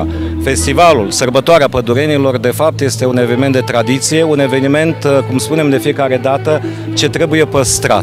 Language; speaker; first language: Romanian; native; Romanian